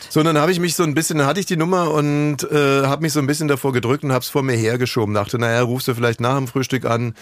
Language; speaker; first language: German; native; German